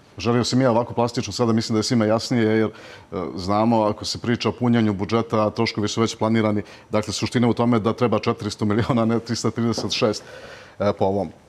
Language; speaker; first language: Bosnian; native; Bosnian